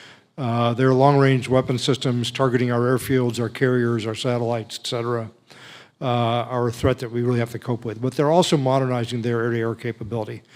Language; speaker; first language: English; native; English